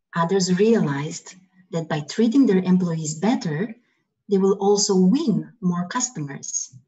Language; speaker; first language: English; non-native, fluent; Romanian